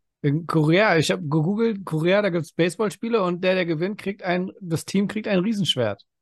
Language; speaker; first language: German; early bilingual, other home language; Persian